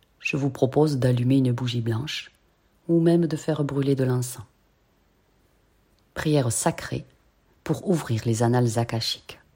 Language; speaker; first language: French; native; French